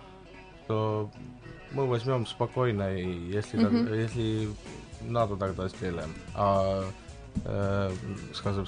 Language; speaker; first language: Russian; non-native, learner; Estonian